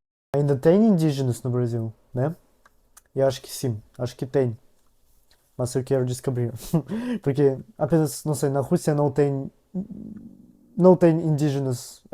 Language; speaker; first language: Portuguese; non-native, learner; Russian